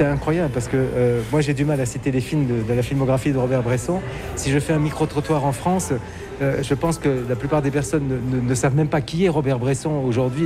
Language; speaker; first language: French; native; French